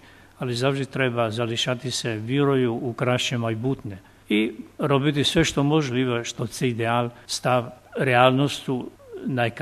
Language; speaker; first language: Ukrainian; non-native, fluent; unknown